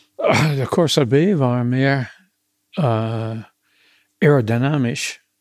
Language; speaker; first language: German; non-native, fluent; English